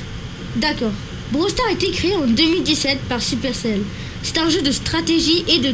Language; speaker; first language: French; native; French